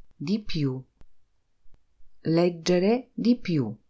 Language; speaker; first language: Italian; non-native, fluent; Polish